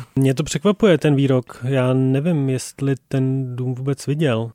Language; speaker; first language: Czech; native; Czech